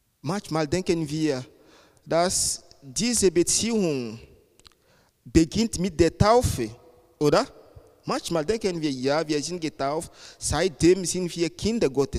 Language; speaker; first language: German; non-native, fluent; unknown